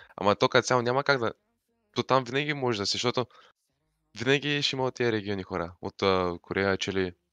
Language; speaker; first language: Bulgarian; non-native, local second language; Turkish